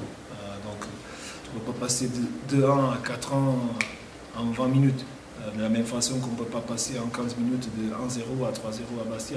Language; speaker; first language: French; non-native, fluent; Portuguese